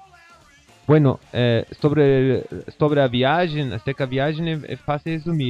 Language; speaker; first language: Portuguese; non-native, fluent; Spanish